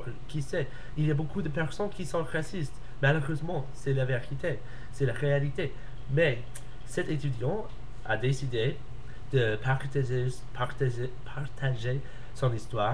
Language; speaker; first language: French; non-native, learner; English